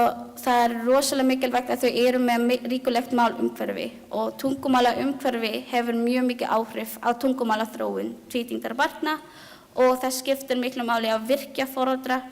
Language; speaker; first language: Icelandic; non-native, learner; Filipino